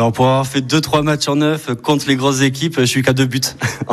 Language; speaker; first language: French; native; French